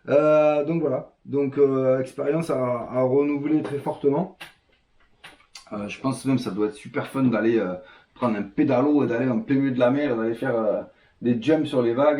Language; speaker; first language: French; native; French